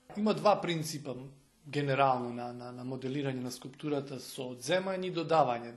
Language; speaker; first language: Macedonian; native; Macedonian